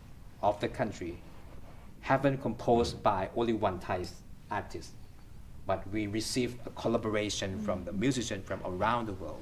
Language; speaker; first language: English; non-native, fluent; Thai